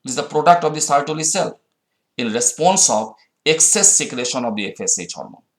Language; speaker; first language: English; non-native, local second language; Bangla